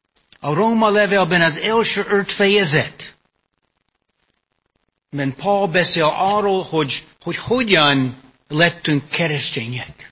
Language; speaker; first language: Hungarian; non-native, fluent; English